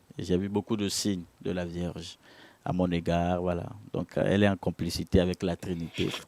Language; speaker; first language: French; non-native, local second language; Ewe